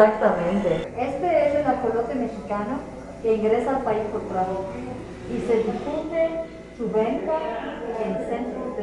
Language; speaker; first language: Spanish; native; Spanish